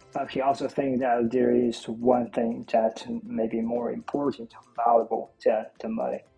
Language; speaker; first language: English; non-native, learner; Chinese